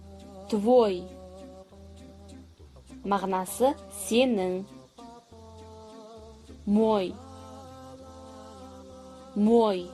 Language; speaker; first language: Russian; non-native, fluent; Kazakh